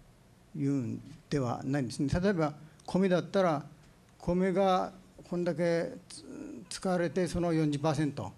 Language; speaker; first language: Japanese; native; Japanese